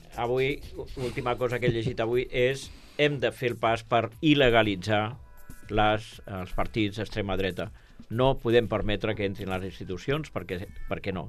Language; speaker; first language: Catalan; native; Catalan